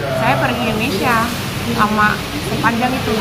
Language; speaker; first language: Indonesian; early bilingual, heritage; English